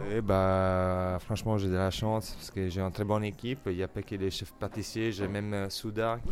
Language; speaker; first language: French; non-native, fluent; Italian